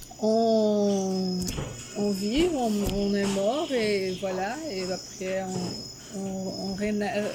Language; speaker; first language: French; non-native, fluent; Portuguese